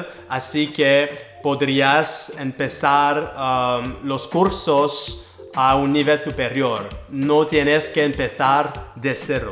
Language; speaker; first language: Spanish; non-native, learner; French